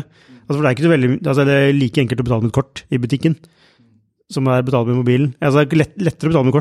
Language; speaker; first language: Norwegian; native; Norwegian